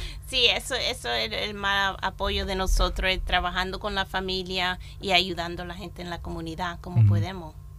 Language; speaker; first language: Spanish; native; Spanish